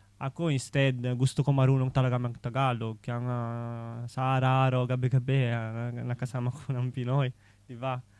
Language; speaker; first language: Filipino; non-native, learner; Italian